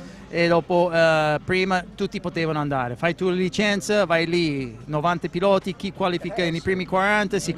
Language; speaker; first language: Italian; non-native, fluent; English